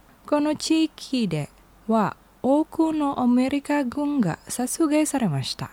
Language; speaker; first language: Japanese; non-native, learner; Indonesian